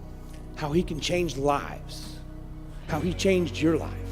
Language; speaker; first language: English; native; English